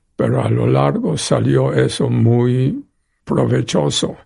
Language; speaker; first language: Spanish; non-native, fluent; Polish